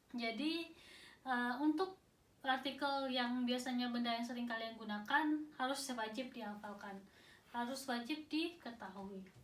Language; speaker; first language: Indonesian; native; Indonesian